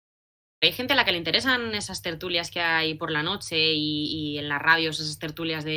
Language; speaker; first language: Spanish; native; Spanish